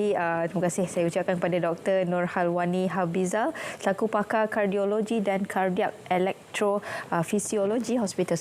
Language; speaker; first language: Malay; native; Malay